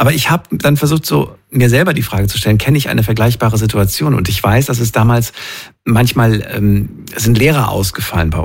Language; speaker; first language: German; native; German